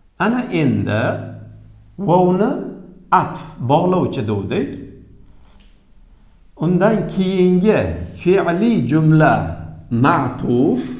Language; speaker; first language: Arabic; non-native, fluent; Uzbek